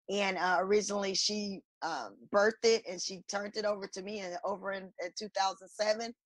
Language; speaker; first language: English; native; English